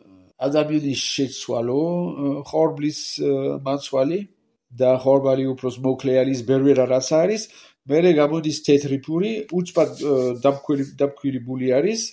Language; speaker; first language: Georgian; non-native, learner; French